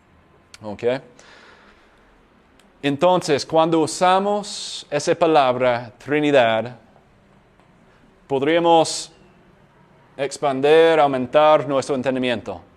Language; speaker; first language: Spanish; non-native, fluent; English